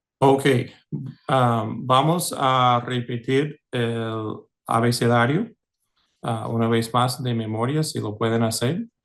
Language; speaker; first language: Spanish; non-native, fluent; English